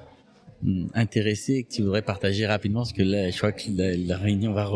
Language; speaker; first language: French; native; French